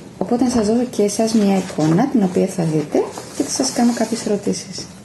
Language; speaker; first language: Greek; native; Greek